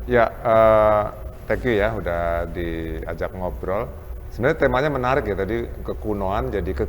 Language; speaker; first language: Indonesian; native; Indonesian